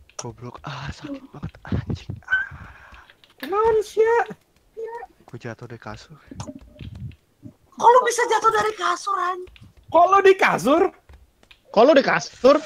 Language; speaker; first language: Indonesian; native; Indonesian